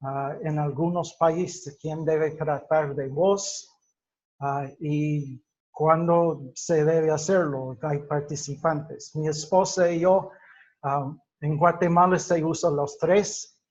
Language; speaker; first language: Spanish; non-native, fluent; English